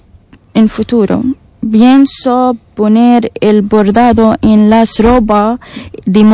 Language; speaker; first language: Spanish; non-native, learner; Arabic